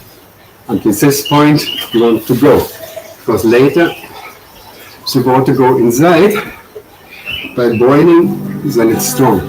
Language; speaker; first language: English; non-native, learner; German